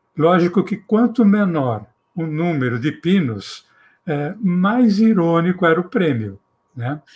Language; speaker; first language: Portuguese; native; Portuguese